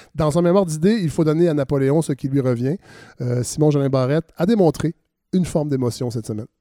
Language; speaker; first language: French; native; French